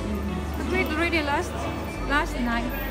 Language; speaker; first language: English; non-native, learner; Filipino